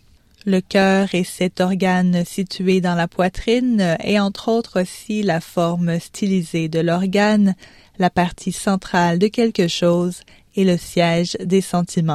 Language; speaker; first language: French; native; French